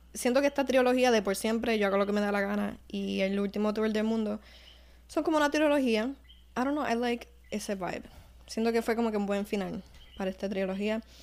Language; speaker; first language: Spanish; early bilingual, heritage; Spanish